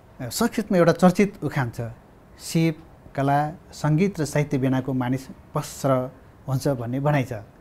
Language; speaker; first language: Nepali; native; Nepali